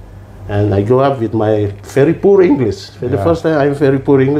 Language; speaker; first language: English; non-native, learner; Indonesian